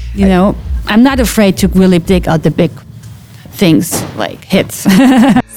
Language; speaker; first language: English; non-native, fluent; German